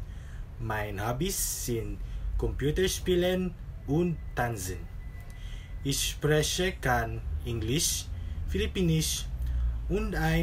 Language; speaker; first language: German; non-native, learner; Cebuano